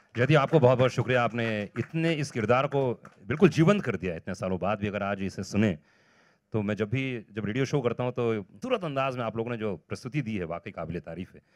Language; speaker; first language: Hindi; native; Hindi